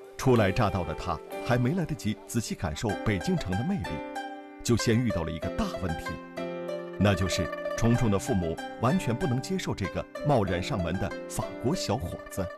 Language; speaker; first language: Chinese; native; Chinese